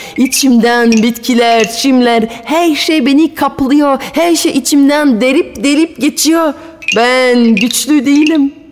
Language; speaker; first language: Turkish; non-native, fluent; French